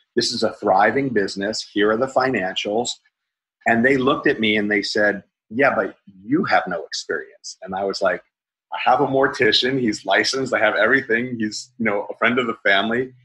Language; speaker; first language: English; native; English